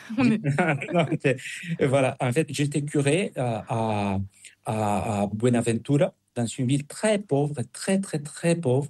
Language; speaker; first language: French; non-native, fluent; Spanish